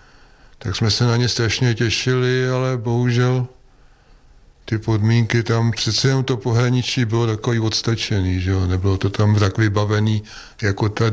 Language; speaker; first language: Czech; native; Czech